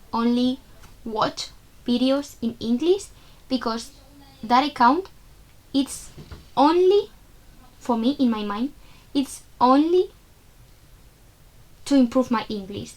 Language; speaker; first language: English; non-native, fluent; Spanish